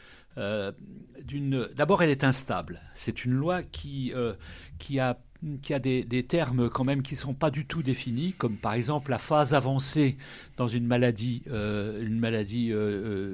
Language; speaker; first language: French; native; French